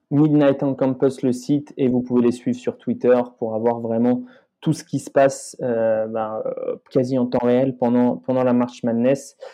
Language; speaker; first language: French; native; French